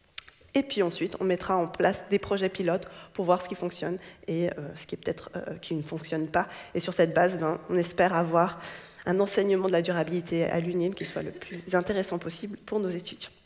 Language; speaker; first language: French; native; French